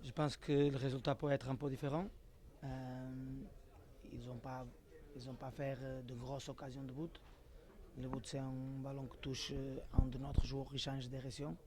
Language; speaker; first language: French; non-native, learner; Portuguese